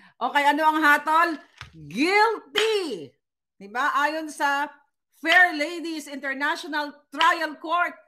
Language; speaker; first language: Filipino; non-native, local second language; Cebuano